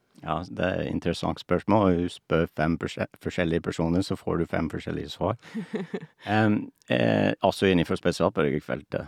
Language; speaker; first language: Norwegian; non-native, fluent; English